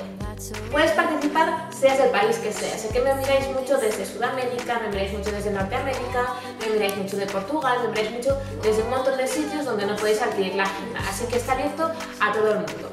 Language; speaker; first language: Spanish; native; Spanish